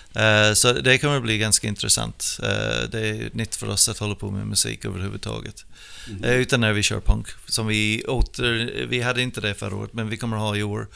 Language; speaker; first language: Swedish; non-native, fluent; English